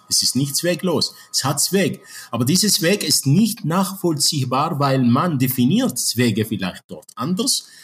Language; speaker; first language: German; non-native, fluent; Arabic